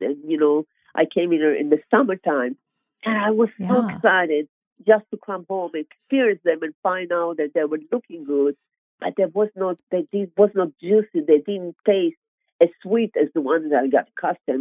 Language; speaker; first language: English; non-native, learner; Hebrew